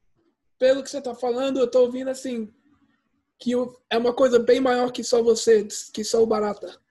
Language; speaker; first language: Portuguese; early bilingual, heritage; Portuguese